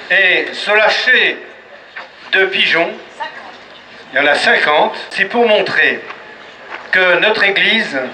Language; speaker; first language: French; native; French